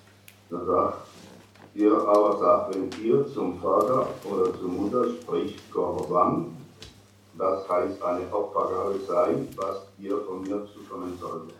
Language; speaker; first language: German; non-native, fluent; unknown